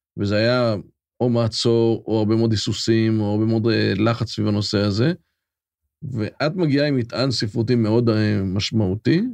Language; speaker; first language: Hebrew; native; Hebrew